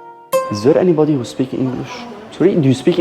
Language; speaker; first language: English; non-native, fluent; Arabic